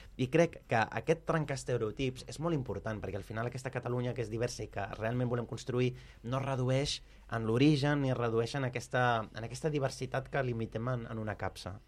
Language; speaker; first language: Catalan; early bilingual, other home language; Arabic